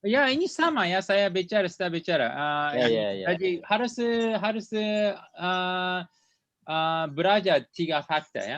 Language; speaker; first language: Indonesian; non-native, learner; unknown